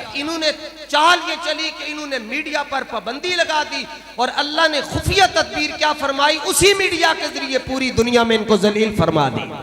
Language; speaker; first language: Urdu; non-native, local second language; Punjabi